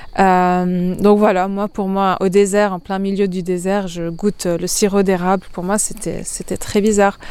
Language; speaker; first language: French; non-native, local second language; Arabic